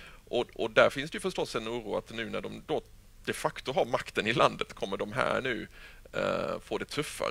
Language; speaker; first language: Swedish; native; Swedish